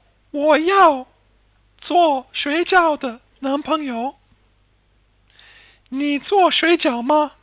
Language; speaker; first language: Chinese; non-native, fluent; English